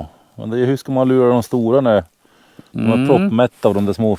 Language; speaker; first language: Swedish; native; Swedish